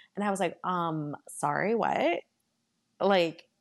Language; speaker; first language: English; native; English